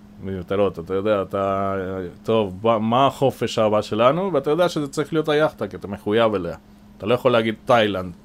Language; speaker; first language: Hebrew; non-native, fluent; Spanish